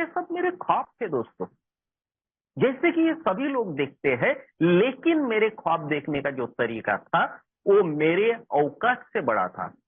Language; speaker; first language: Hindi; non-native, local second language; Marathi